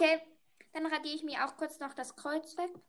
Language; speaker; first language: German; native; German